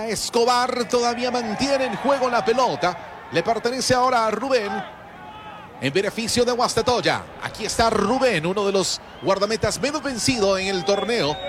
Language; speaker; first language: Spanish; native; Spanish